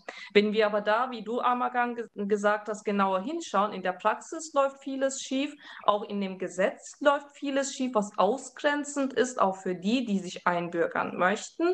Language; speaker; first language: German; early bilingual, other home language; Turkish